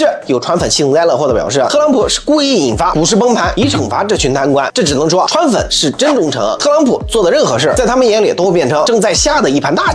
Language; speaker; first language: Chinese; native; Chinese